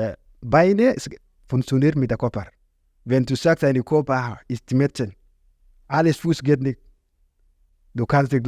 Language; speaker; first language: German; non-native, learner; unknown